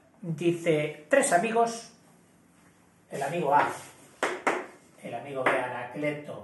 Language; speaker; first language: Spanish; native; Spanish